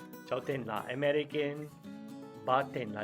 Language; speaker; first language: Vietnamese; non-native, learner; English